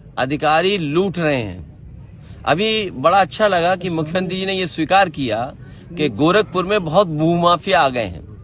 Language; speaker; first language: Hindi; native; Hindi